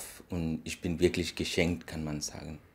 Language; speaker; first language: German; non-native, fluent; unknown